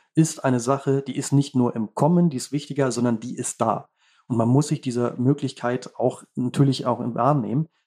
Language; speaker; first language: German; native; German